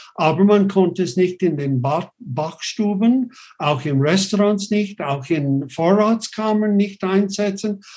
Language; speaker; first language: German; non-native, fluent; English